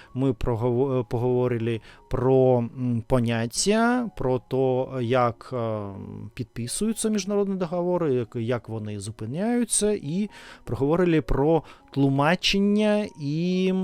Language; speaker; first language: Ukrainian; non-native, learner; Russian